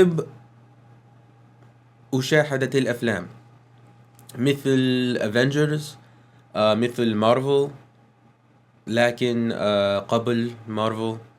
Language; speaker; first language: Arabic; non-native, learner; English